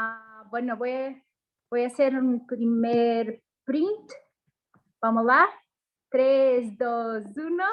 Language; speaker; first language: Spanish; non-native, fluent; Portuguese